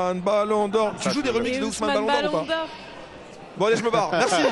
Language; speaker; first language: French; native; French